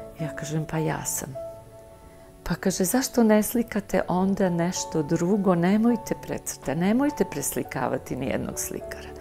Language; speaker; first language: Serbian; native; Serbian